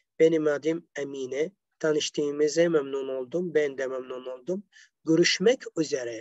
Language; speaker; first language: Turkish; non-native, fluent; Arabic